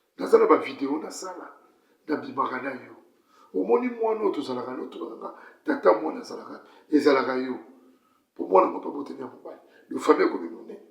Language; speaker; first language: Lingala; native; Lingala